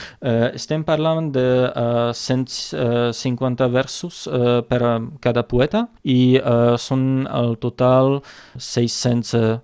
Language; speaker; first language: Catalan; non-native, fluent; Czech